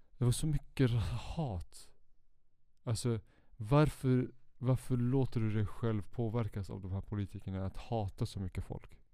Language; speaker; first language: Swedish; early bilingual, other home language; Kurdish